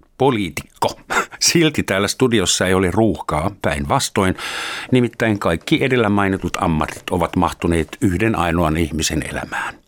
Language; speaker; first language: Finnish; non-native, fluent; German